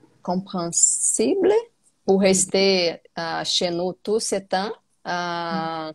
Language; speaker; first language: French; non-native, learner; Portuguese